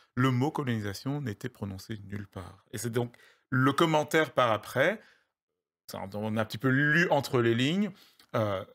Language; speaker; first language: French; native; French